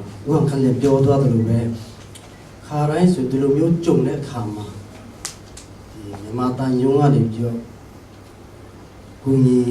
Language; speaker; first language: Burmese; non-native, local second language; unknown